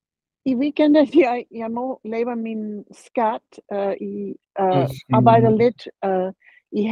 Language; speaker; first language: Danish; non-native, learner; English